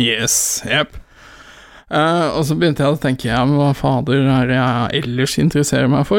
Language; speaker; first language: Norwegian; native; Norwegian